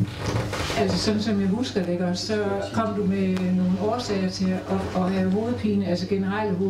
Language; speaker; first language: Danish; native; Danish